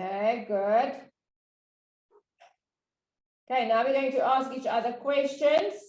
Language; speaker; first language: English; non-native, fluent; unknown